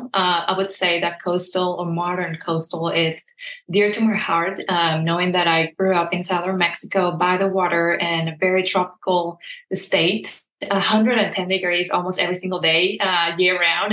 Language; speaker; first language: English; non-native, fluent; Spanish